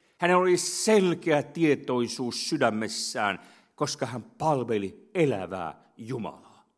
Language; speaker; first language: Finnish; native; Finnish